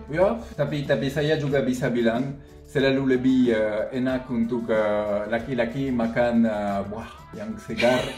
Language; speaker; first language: Indonesian; non-native, fluent; French